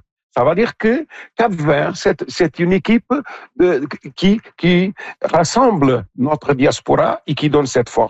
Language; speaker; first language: French; non-native, local second language; Portuguese